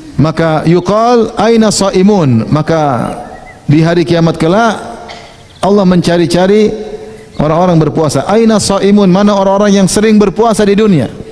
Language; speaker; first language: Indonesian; native; Indonesian